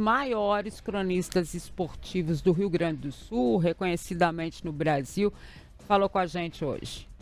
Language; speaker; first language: Portuguese; native; Portuguese